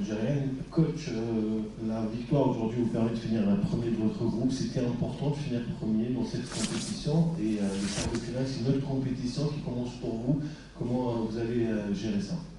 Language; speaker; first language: French; non-native, fluent; Catalan